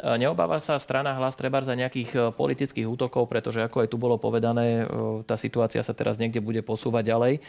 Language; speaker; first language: Slovak; native; Slovak